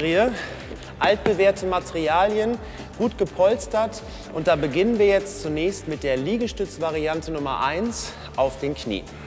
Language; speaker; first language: German; native; German